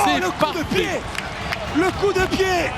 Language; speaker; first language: French; native; French